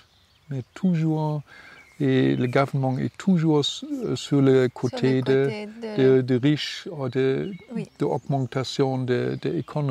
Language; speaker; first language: French; non-native, learner; German